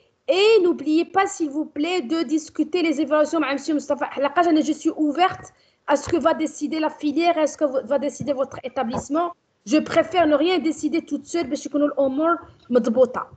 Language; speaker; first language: French; non-native, local second language; Arabic